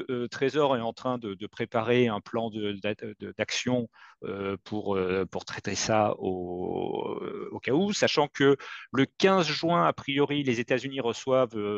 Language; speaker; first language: French; native; French